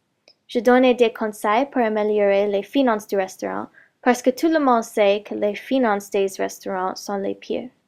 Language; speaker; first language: French; non-native, learner; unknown